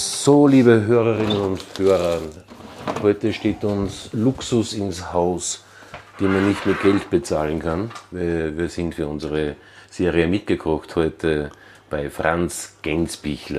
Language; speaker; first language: German; native; German